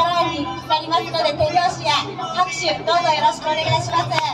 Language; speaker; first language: Japanese; native; Japanese